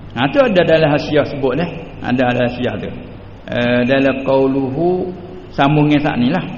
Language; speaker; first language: Malay; native; Malay